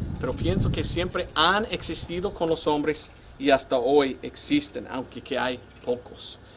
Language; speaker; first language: Spanish; non-native, fluent; English